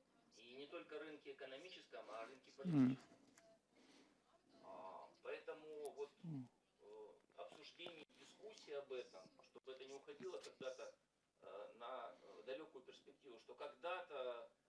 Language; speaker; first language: Russian; native; Russian